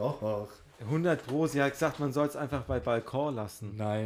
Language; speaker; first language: German; native; German